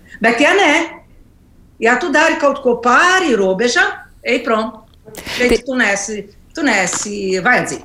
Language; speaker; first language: Latvian; non-native, learner; Portuguese